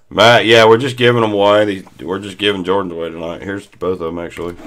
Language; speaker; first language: English; native; English